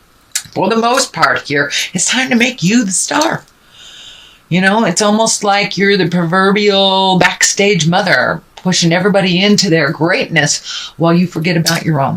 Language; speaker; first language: English; native; English